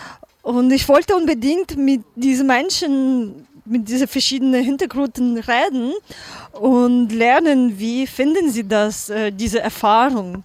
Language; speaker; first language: German; non-native, learner; Ukrainian